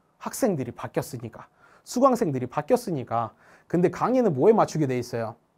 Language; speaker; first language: Korean; native; Korean